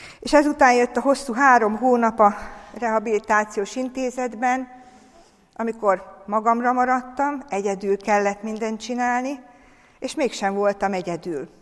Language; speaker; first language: Hungarian; native; Hungarian